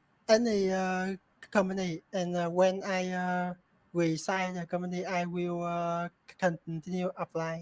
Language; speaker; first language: English; non-native, learner; Vietnamese